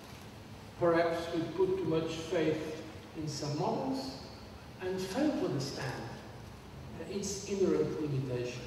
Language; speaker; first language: English; non-native, fluent; Portuguese